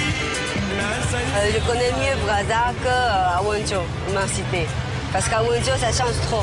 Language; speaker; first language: French; non-native, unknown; Chinese